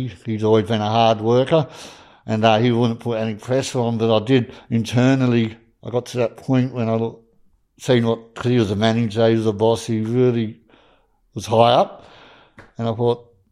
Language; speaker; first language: English; native; English